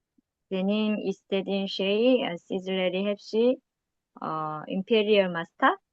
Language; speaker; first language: Turkish; non-native, learner; Korean